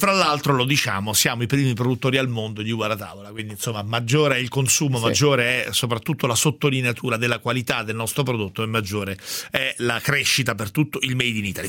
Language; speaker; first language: Italian; native; Italian